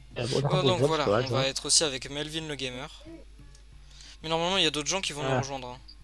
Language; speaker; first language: French; native; French